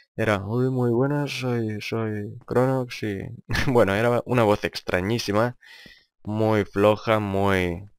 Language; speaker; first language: Spanish; non-native, fluent; Lithuanian